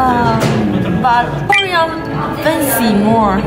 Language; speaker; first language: English; non-native, learner; Chinese